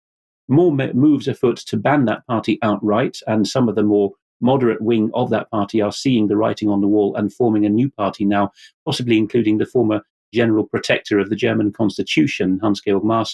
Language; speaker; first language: English; non-native, fluent; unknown